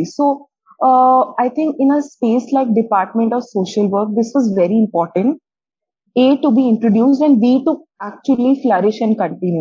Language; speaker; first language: English; non-native, local second language; Hindi